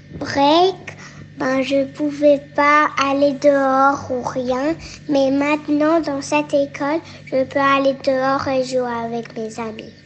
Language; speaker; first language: French; early bilingual, heritage; French